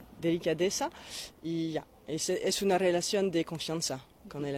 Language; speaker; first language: Spanish; non-native, fluent; French